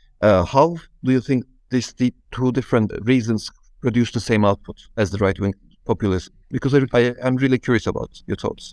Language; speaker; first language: English; non-native, fluent; Turkish